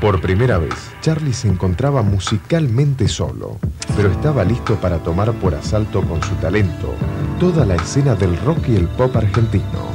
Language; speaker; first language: Spanish; native; Spanish